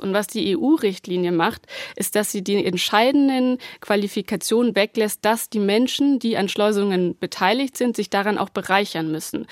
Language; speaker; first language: German; native; German